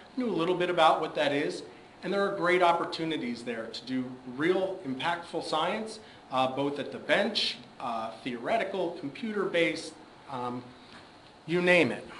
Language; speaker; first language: English; native; English